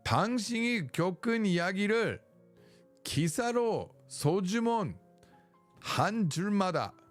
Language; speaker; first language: Korean; non-native, learner; English